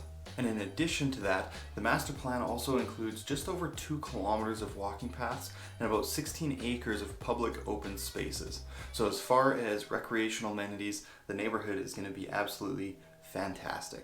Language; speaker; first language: English; native; English